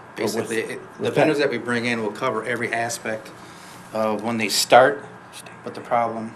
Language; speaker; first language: English; native; English